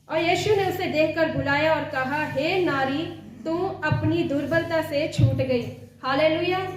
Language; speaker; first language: Hindi; non-native, local second language; Punjabi